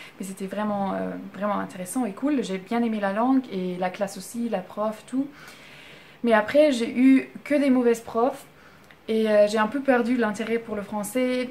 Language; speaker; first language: French; non-native, fluent; German